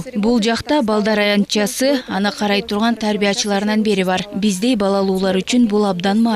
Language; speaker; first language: Kyrgyz; native; Kyrgyz